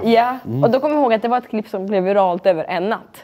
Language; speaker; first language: Swedish; early bilingual, other home language; Russian